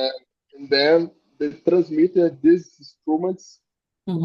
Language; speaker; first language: English; non-native, learner; Portuguese